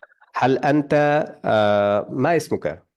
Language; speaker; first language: Arabic; non-native, learner; Bangla